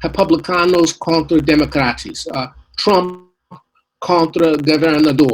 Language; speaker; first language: Portuguese; non-native, learner; English